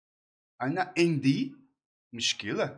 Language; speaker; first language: Arabic; non-native, learner; Portuguese